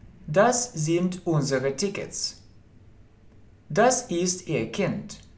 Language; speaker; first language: German; non-native, fluent; Russian